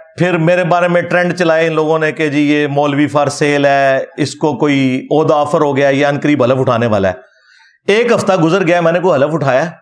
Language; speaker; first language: Urdu; non-native, local second language; Punjabi